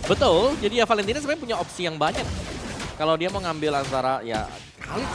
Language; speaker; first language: Indonesian; native; Indonesian